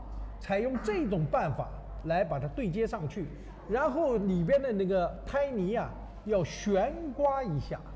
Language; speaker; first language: Chinese; native; Chinese